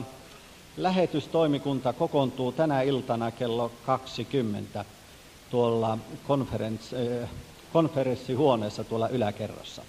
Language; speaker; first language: Finnish; native; Finnish